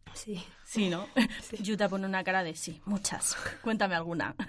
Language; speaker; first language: Spanish; native; Spanish